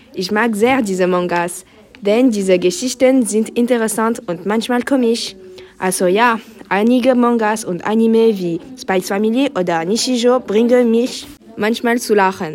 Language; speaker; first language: German; non-native, learner; French